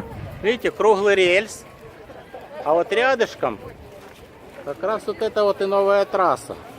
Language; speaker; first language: Russian; native; Russian